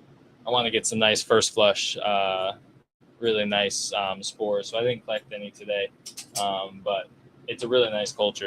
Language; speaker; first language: English; native; English